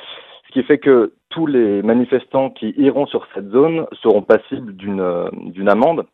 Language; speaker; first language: French; native; French